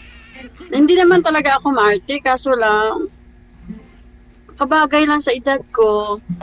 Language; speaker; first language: Filipino; non-native, local second language; Hiligaynon